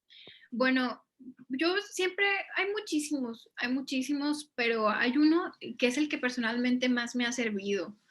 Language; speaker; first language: Spanish; native; Spanish